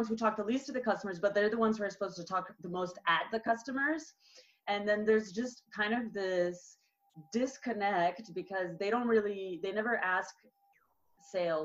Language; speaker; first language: English; native; English